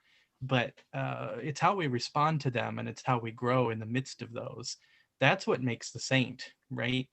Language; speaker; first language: English; native; English